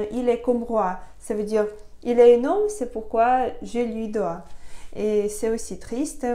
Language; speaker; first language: French; non-native, fluent; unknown